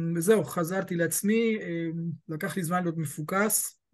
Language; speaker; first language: Hebrew; early bilingual, other home language; Spanish